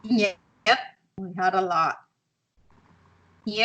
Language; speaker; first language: English; non-native, learner; Spanish